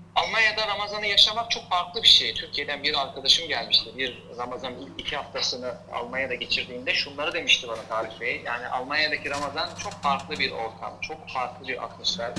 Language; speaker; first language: Turkish; early bilingual, heritage; Turkish